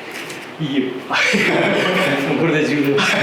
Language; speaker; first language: Japanese; native; Japanese